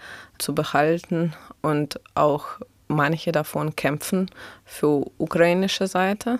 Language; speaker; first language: German; non-native, fluent; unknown